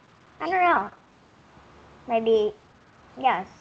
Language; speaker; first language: English; non-native, learner; Vietnamese